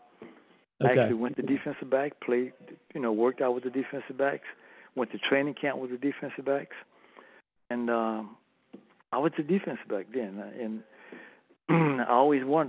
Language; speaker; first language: English; native; English